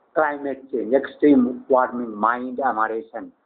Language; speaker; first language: Hindi; native; Hindi